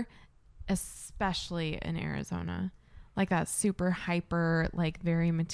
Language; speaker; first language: English; native; English